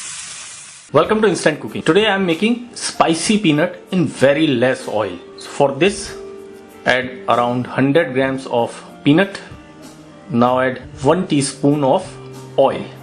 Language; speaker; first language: English; non-native, local second language; Hindi